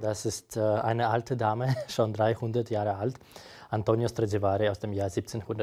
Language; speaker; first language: German; non-native, fluent; Russian